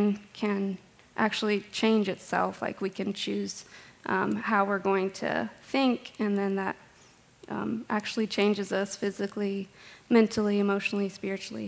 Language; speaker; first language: English; native; English